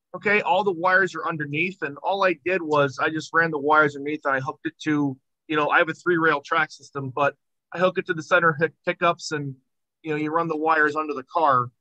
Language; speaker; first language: English; native; English